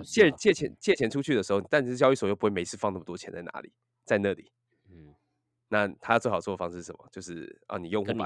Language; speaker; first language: Chinese; native; Chinese